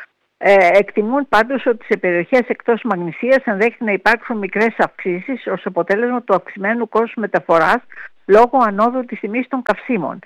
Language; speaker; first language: Greek; native; Greek